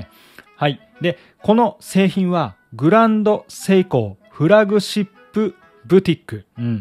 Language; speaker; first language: Japanese; native; Japanese